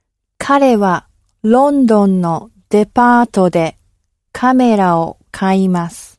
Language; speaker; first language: Japanese; non-native, learner; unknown